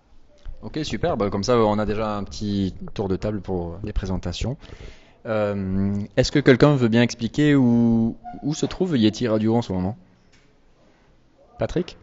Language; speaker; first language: French; native; French